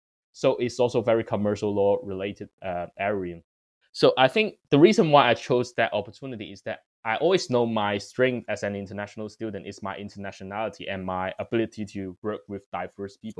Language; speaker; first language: English; non-native, local second language; Cantonese